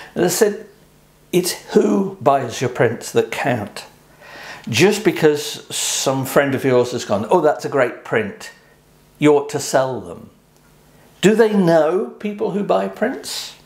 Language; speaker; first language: English; native; English